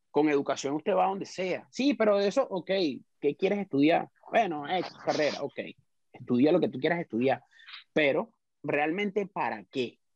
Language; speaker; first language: Spanish; native; Spanish